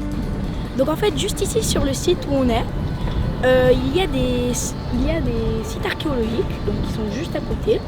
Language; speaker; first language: French; native; French